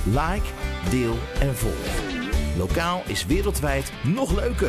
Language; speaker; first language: Dutch; native; Dutch